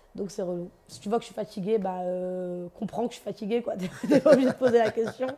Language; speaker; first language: French; native; French